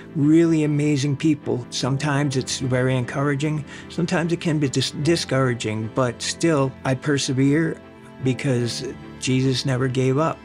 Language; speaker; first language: English; native; English